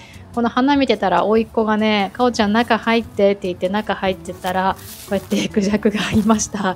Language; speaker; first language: Japanese; native; Japanese